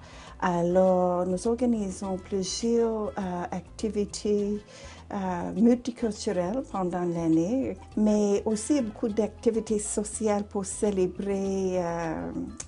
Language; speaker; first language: French; non-native, fluent; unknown